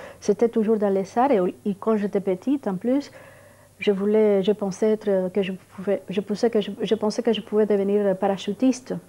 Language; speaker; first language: French; non-native, fluent; Spanish